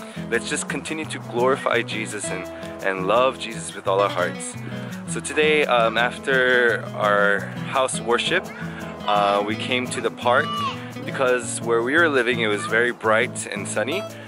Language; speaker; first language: English; early bilingual, other home language; Korean